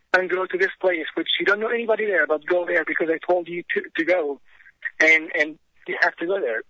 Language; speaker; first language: English; non-native, fluent; Arabic